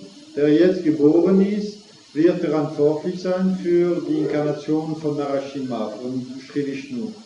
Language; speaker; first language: German; non-native, fluent; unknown